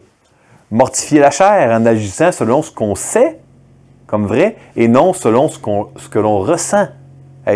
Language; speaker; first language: French; native; French